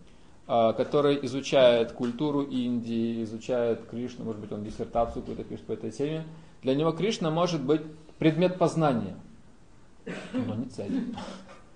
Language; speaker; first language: Russian; native; Russian